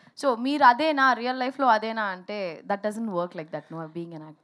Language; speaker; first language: Telugu; early bilingual, heritage; Telugu